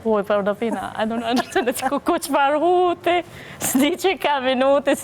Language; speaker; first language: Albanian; non-native, learner; Filipino